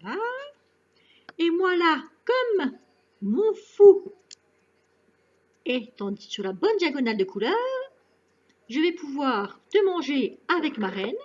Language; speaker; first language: French; native; French